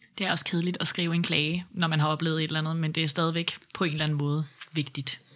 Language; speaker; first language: Danish; native; Danish